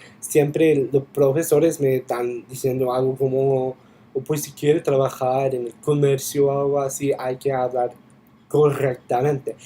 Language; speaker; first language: Spanish; non-native, fluent; English